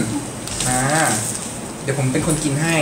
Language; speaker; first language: Thai; native; Thai